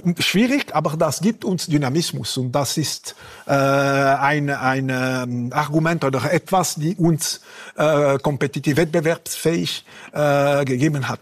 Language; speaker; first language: German; non-native, local second language; French